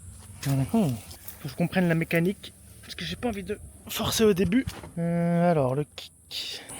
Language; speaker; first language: French; native; French